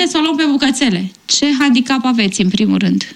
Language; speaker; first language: Romanian; native; Romanian